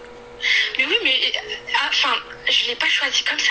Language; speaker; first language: French; early bilingual, other home language; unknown